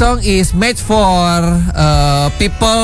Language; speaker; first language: English; non-native, learner; Indonesian